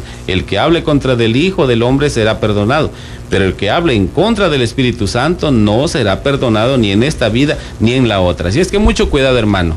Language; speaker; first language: Spanish; native; Spanish